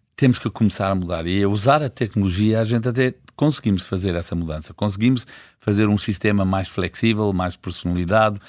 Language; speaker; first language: Portuguese; early bilingual, heritage; Portuguese